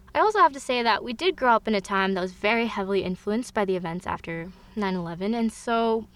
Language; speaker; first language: English; native; English